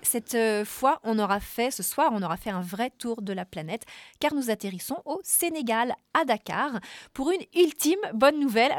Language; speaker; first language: French; native; French